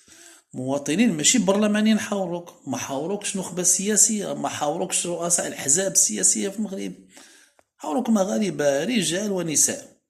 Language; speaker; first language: Arabic; native; Arabic